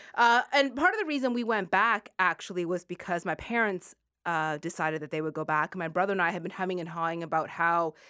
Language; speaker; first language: English; native; English